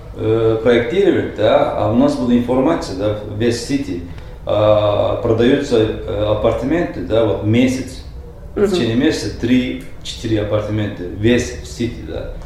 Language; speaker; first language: Russian; non-native, learner; Turkish